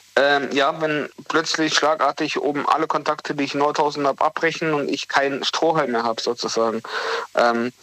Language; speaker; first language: German; native; German